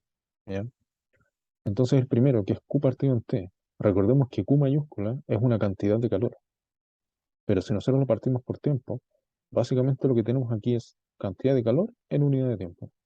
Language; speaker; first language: Spanish; native; Spanish